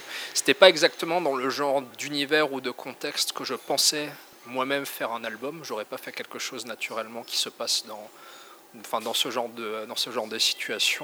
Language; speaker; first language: French; native; French